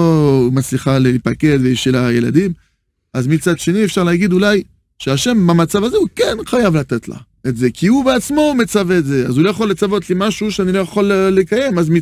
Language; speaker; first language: Hebrew; non-native, fluent; French